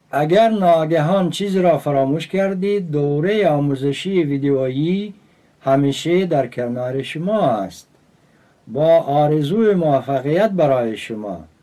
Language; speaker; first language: Persian; non-native, fluent; Russian